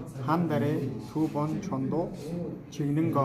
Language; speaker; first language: Korean; non-native, learner; Mongolian